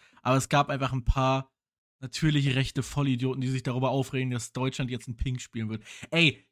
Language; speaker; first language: German; native; German